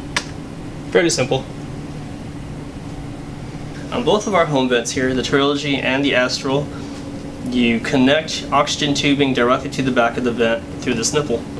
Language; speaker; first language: English; native; English